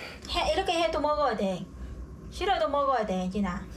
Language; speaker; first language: Korean; non-native, learner; Vietnamese